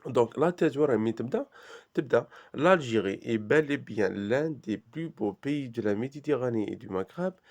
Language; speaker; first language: French; non-native, local second language; Arabic